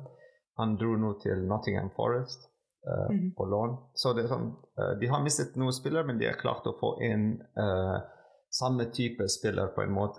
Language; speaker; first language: Norwegian; non-native, fluent; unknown